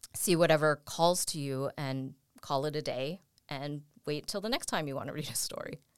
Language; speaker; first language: English; native; English